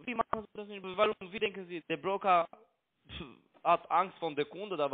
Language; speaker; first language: German; non-native, learner; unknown